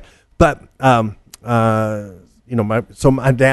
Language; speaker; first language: English; native; English